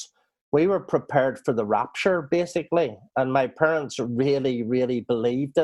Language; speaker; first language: English; native; English